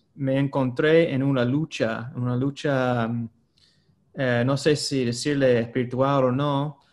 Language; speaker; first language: Spanish; non-native, fluent; English